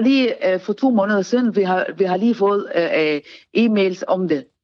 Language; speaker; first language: Danish; non-native, learner; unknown